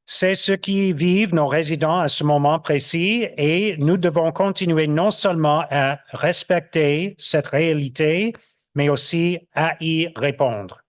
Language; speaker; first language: French; non-native, local second language; English